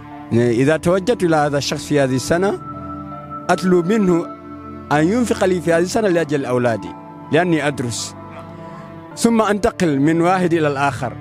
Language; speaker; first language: Arabic; non-native, fluent; Fula